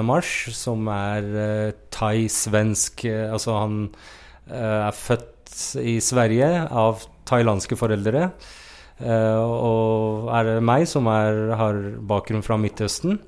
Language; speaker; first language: Norwegian; non-native, fluent; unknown